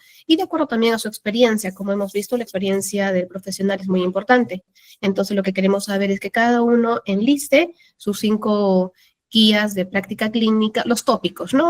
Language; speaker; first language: Spanish; native; Spanish